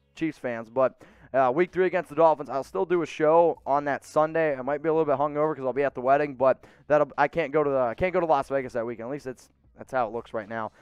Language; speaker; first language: English; native; English